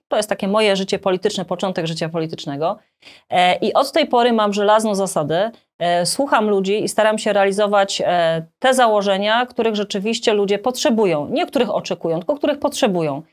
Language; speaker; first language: Polish; native; Polish